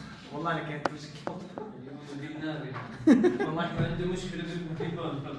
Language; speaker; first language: Arabic; native; Arabic